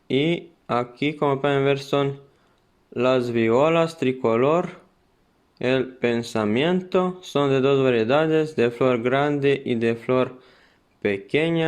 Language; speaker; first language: Spanish; non-native, fluent; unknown